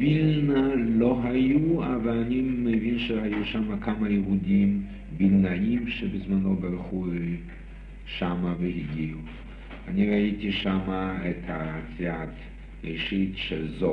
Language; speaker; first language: Hebrew; non-native, fluent; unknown